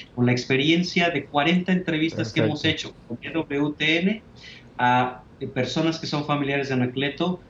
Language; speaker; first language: Spanish; native; Spanish